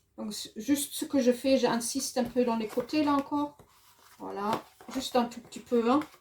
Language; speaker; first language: French; non-native, fluent; German